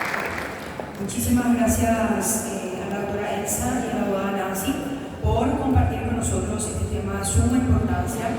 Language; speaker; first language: Spanish; non-native, fluent; Portuguese